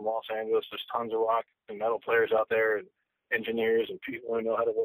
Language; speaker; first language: English; native; English